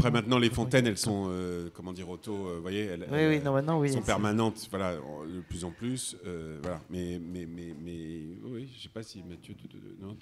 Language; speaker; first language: French; native; French